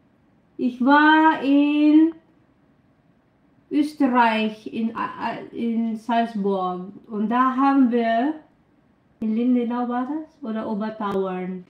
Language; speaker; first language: German; non-native, learner; Filipino